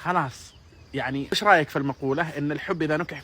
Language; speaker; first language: Arabic; native; Arabic